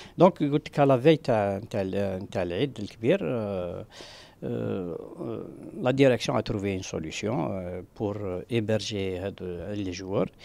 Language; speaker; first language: French; non-native, local second language; Arabic